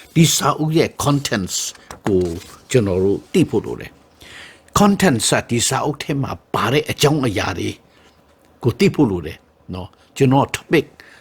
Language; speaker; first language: Burmese; non-native, local second language; Shan